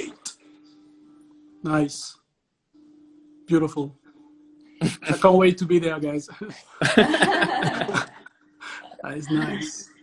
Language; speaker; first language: English; non-native, fluent; French